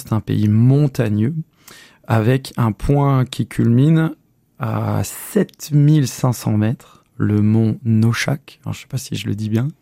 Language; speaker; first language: French; native; French